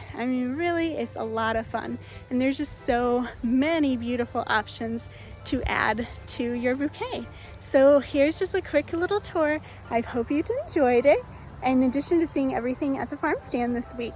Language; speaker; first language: English; native; English